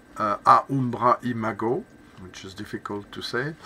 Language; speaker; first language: English; non-native, fluent; French